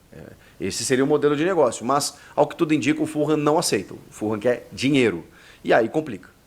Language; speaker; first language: Portuguese; native; Portuguese